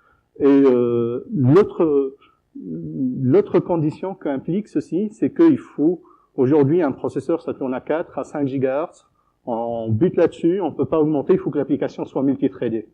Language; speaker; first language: French; native; French